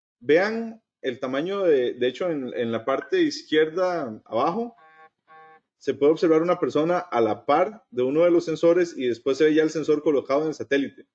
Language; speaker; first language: Spanish; native; Spanish